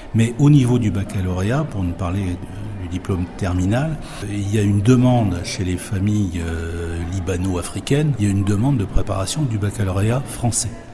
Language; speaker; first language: French; native; French